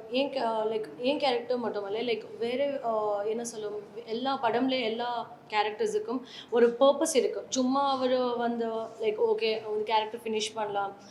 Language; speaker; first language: Tamil; non-native, learner; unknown